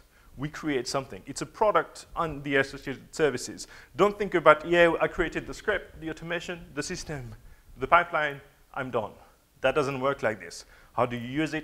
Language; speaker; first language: English; non-native, fluent; French